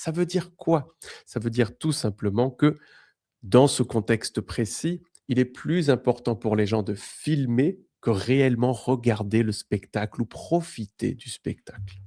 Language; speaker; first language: French; native; French